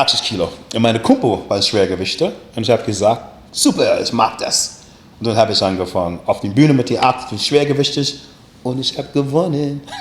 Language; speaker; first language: German; non-native, learner; English